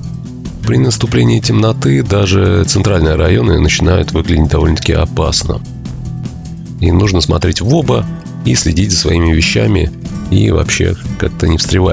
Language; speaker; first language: Russian; native; Russian